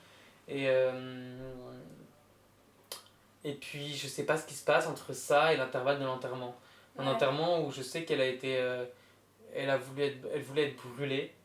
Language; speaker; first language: French; native; French